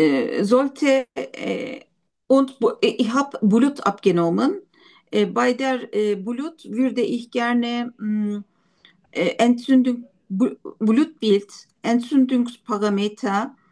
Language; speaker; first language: German; non-native, learner; Turkish